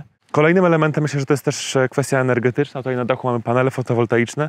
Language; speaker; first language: Polish; native; Polish